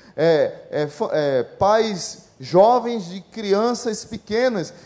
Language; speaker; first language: Portuguese; native; Portuguese